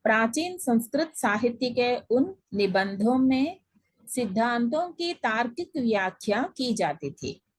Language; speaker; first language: Hindi; non-native, local second language; Telugu